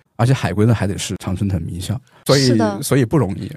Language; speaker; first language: Chinese; native; Chinese